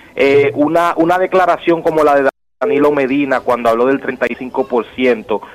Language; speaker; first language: Spanish; native; Spanish